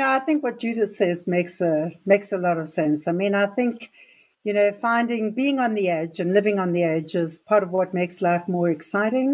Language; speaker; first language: English; native; English